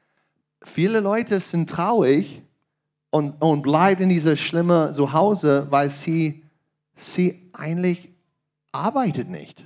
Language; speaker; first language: German; non-native, learner; English